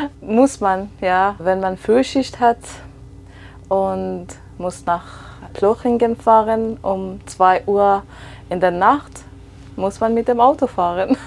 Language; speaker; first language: German; non-native, fluent; Persian